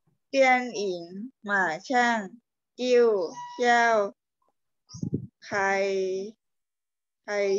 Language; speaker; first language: Chinese; non-native, learner; Thai